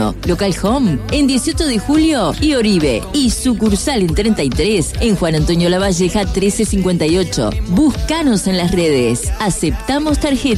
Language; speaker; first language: Spanish; native; Spanish